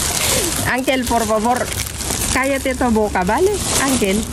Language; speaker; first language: Spanish; non-native, learner; Filipino